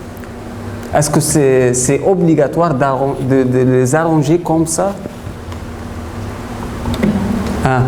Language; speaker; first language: French; non-native, fluent; Arabic